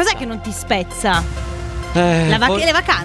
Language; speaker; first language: Italian; native; Italian